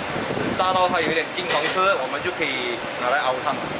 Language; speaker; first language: Chinese; native; Chinese